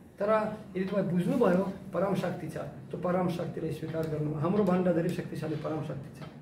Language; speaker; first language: Nepali; non-native, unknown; Russian